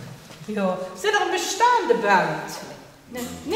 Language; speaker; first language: Dutch; native; Dutch